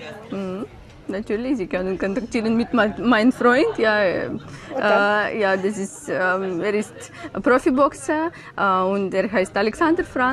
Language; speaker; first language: German; non-native, learner; Ukrainian